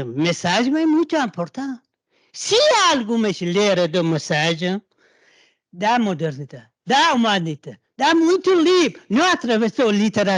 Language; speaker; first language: Portuguese; non-native, learner; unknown